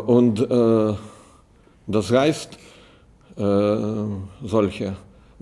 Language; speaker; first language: German; non-native, learner; Lithuanian